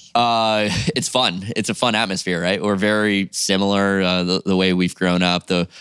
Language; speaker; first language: English; native; English